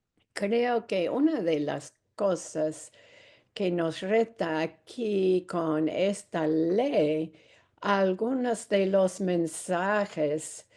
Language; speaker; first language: Spanish; non-native, fluent; English